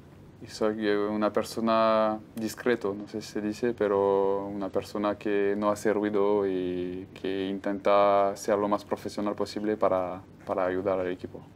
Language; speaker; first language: Spanish; non-native, fluent; French